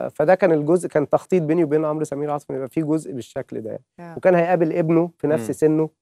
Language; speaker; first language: Arabic; native; Arabic